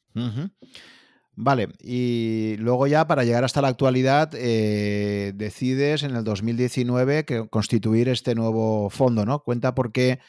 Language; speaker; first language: Spanish; native; Spanish